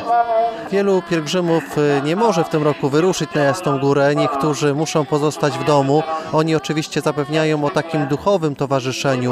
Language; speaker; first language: Polish; native; Polish